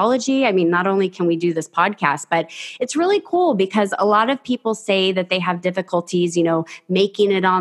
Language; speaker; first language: English; native; English